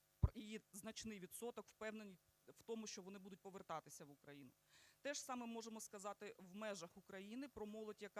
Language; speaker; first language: Ukrainian; native; Ukrainian